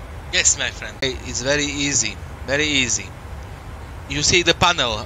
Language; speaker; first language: English; non-native, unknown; Slovak